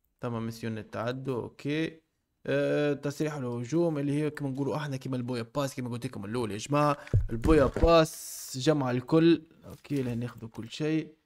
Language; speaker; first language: Arabic; native; Arabic